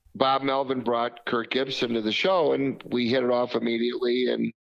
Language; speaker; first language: English; native; English